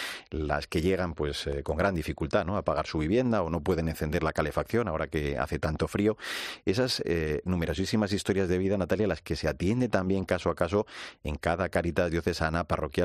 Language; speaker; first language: Spanish; native; Spanish